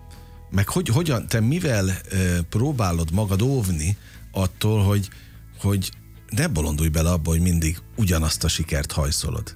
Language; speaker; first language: Hungarian; native; Hungarian